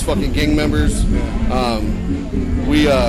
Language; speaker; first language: English; native; English